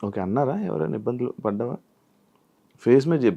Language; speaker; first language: Telugu; native; Telugu